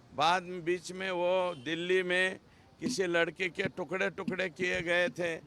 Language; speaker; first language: Hindi; non-native, local second language; Marathi